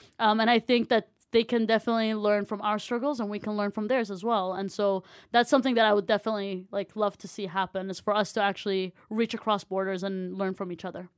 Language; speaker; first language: English; non-native, fluent; Arabic